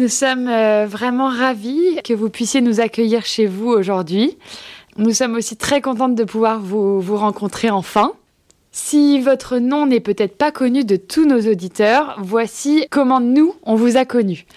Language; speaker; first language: French; native; French